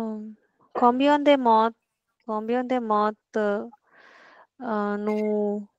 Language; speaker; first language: French; non-native, learner; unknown